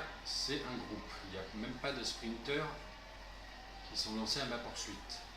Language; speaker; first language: French; native; French